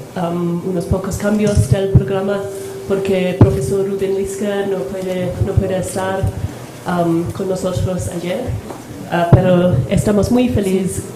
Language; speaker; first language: Spanish; non-native, learner; English